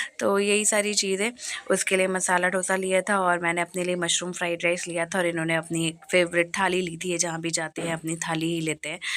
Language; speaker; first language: Hindi; non-native, local second language; Bangla